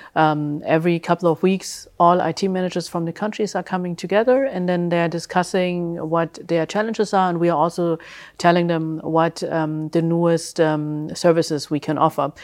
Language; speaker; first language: English; early bilingual, other home language; German